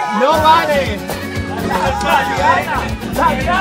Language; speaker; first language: Spanish; native; Spanish